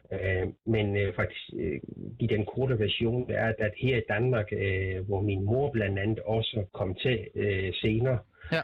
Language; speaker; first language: Danish; non-native, fluent; Persian